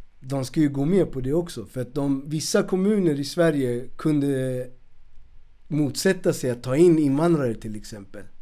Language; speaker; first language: Swedish; early bilingual, other home language; Spanish